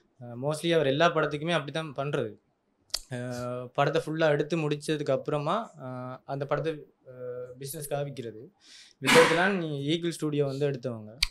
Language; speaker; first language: Tamil; native; Tamil